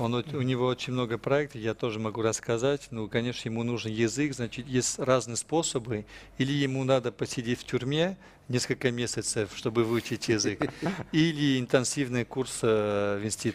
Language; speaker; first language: Russian; non-native, fluent; French